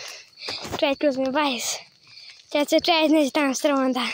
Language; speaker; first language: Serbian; early bilingual, heritage; Croatian